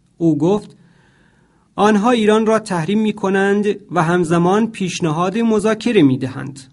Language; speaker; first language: Persian; non-native, local second language; Central Kurdish